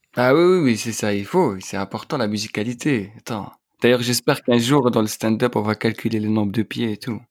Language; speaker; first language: French; non-native, local second language; Arabic